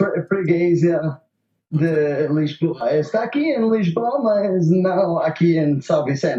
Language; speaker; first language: Portuguese; non-native, learner; Spanish